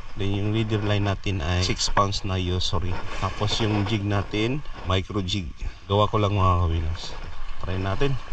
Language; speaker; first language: Filipino; non-native, local second language; Cebuano